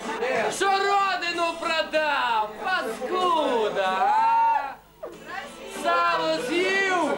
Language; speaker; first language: Russian; native; Russian